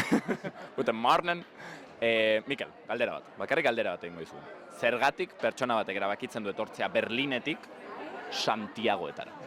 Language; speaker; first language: Basque; native; Basque